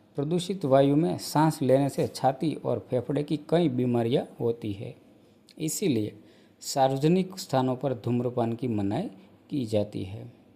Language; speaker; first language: Hindi; non-native, local second language; Gujarati